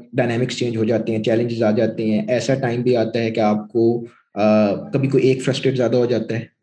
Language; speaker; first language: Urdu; native; Urdu